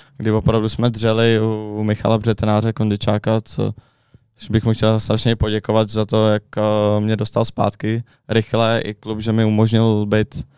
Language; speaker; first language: Czech; native; Czech